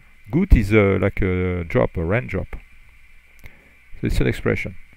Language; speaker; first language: English; non-native, fluent; French